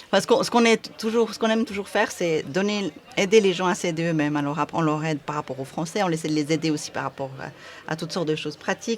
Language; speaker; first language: French; native; French